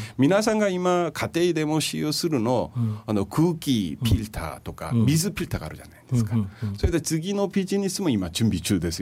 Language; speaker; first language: Japanese; non-native, fluent; Korean